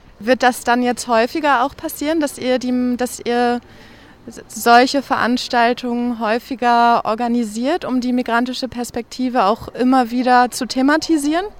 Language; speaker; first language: German; native; German